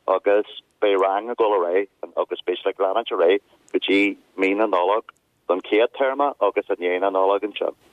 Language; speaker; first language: Irish; non-native, local second language; English